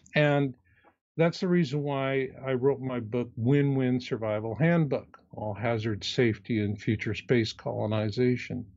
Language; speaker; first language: English; native; English